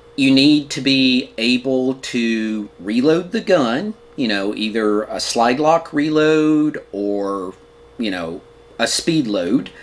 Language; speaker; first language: English; native; English